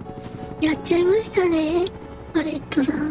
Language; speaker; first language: Japanese; native; Japanese